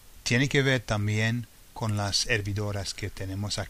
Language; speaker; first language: Spanish; non-native, fluent; English